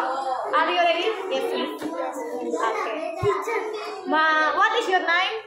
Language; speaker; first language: English; non-native, fluent; Indonesian